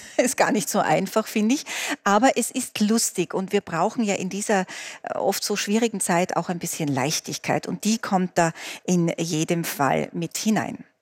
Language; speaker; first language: German; native; German